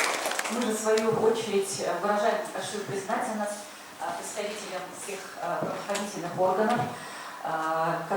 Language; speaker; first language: Russian; native; Russian